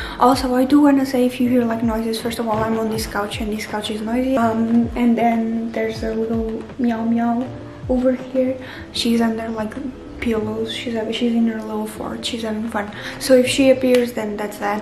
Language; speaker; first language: English; non-native, fluent; Portuguese